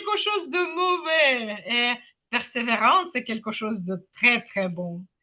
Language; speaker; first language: French; non-native, fluent; Ukrainian